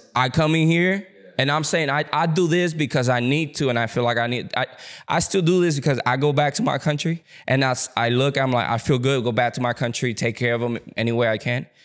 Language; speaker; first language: English; early bilingual, other home language; Spanish